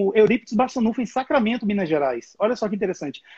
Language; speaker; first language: Portuguese; native; Portuguese